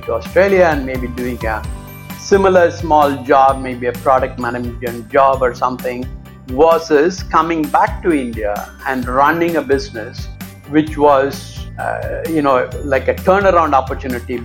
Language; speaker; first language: English; non-native, local second language; Tamil